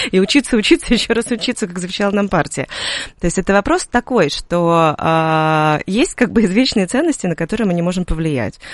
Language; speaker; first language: Russian; native; Russian